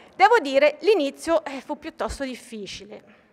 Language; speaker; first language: Italian; native; Italian